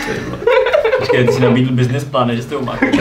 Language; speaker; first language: Czech; native; Czech